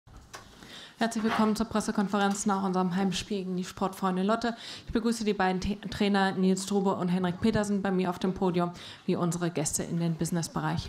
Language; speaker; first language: German; native; German